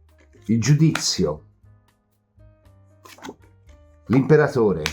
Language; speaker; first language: Italian; native; Italian